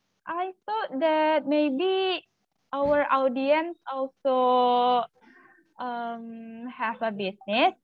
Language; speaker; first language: English; non-native, learner; Malay